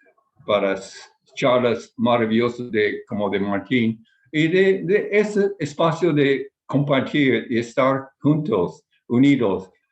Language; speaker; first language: Spanish; non-native, fluent; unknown